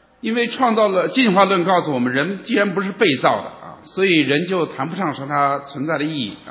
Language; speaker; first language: Chinese; native; Chinese